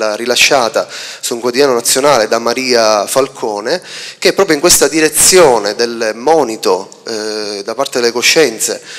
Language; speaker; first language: Italian; native; Italian